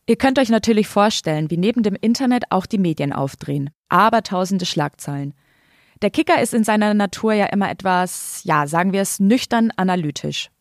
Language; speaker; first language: German; native; German